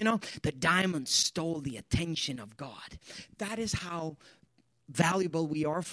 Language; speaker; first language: English; non-native, fluent; Swedish